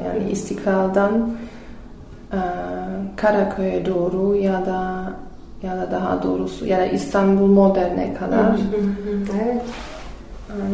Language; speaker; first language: Turkish; non-native, learner; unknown